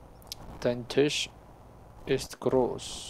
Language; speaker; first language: German; non-native, learner; Spanish